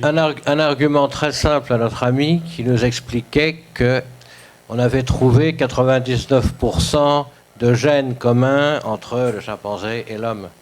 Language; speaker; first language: French; native; French